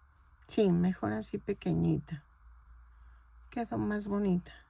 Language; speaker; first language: Spanish; native; Spanish